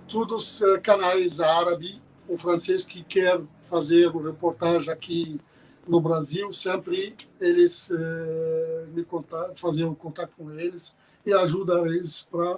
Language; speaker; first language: Portuguese; non-native, fluent; Arabic